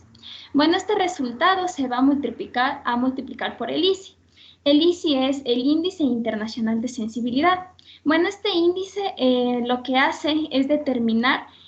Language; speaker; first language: Spanish; native; Spanish